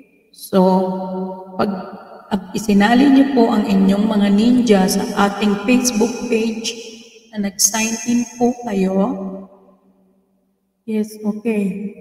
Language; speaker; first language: Filipino; native; Filipino